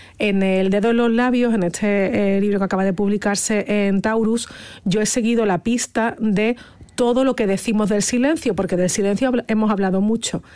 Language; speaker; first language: Spanish; native; Spanish